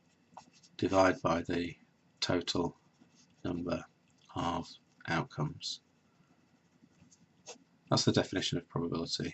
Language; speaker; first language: English; native; English